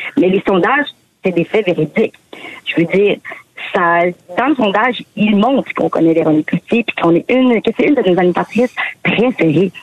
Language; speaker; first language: French; native; French